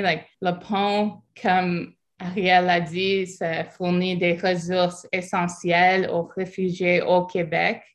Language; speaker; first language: French; non-native, fluent; English